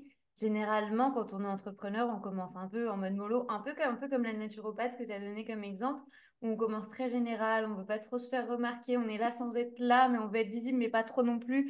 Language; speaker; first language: French; native; French